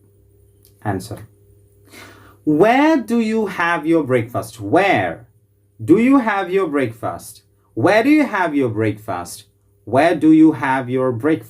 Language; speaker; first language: English; non-native, local second language; Malayalam